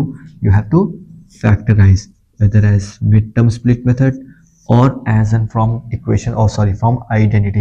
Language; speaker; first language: English; non-native, local second language; Hindi